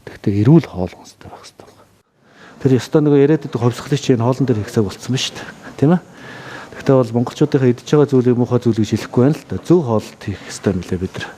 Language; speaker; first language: Mongolian; native; Mongolian